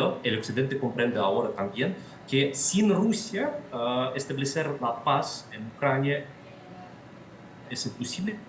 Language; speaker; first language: Spanish; non-native, fluent; Russian